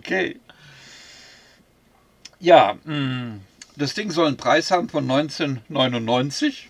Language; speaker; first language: German; native; German